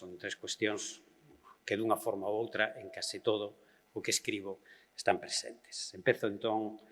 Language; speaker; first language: Galician; native; Galician